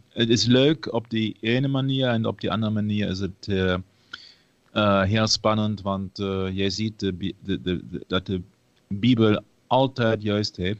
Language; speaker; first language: Dutch; non-native, learner; German